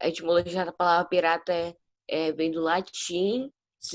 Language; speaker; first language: Portuguese; native; Portuguese